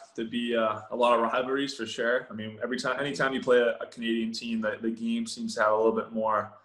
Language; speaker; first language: English; native; English